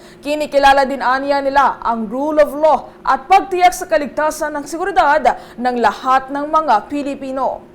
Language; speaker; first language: Filipino; native; Filipino